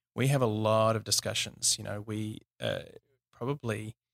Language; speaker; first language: English; native; English